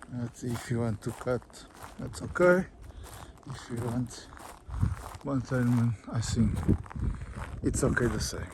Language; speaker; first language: English; non-native, learner; Portuguese